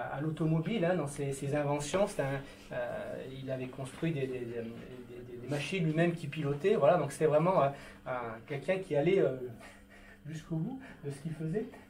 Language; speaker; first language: French; native; French